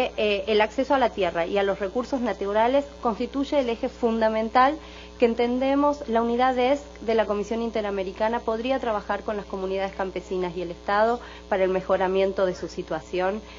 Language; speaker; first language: Spanish; native; Spanish